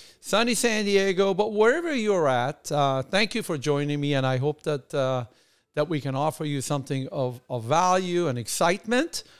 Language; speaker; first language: English; non-native, fluent; Persian